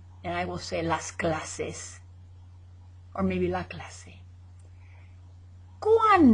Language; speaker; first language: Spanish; non-native, fluent; English